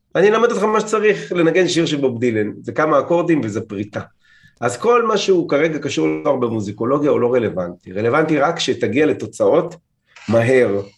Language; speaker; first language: Hebrew; native; Hebrew